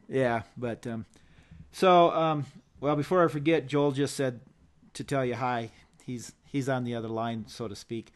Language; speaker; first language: English; native; English